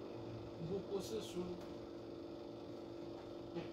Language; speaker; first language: Chinese; non-native, learner; Indonesian